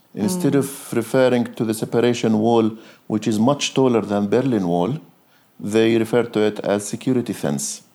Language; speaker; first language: English; non-native, fluent; Arabic